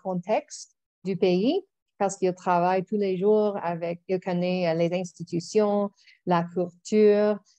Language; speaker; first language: French; non-native, local second language; English